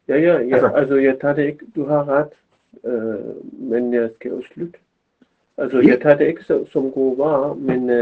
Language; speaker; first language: Danish; non-native, fluent; German